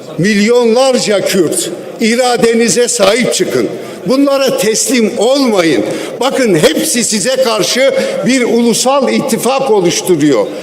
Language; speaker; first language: Turkish; non-native, local second language; Kurdish